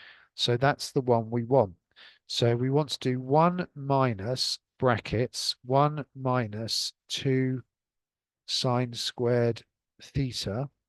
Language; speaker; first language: English; native; English